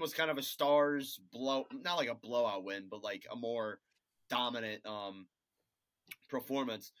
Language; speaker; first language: English; native; English